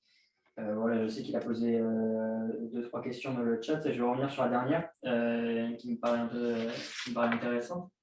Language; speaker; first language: French; native; French